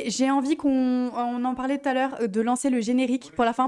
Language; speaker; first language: French; native; French